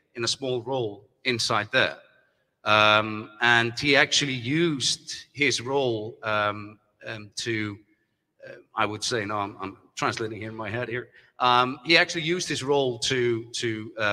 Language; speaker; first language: English; non-native, fluent; German